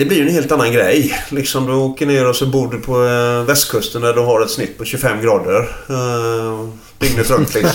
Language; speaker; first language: Swedish; native; Swedish